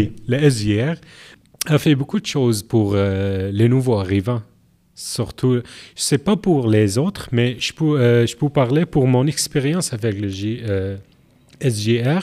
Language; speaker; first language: French; non-native, learner; Arabic